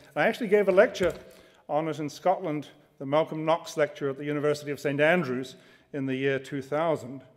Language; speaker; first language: English; native; English